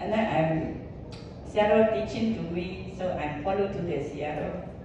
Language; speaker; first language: English; non-native, learner; Burmese